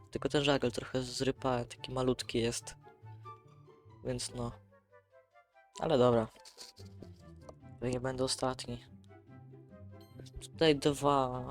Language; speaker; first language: Polish; native; Polish